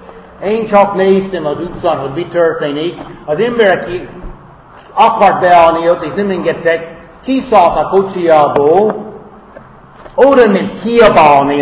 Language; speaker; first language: Hungarian; non-native, fluent; English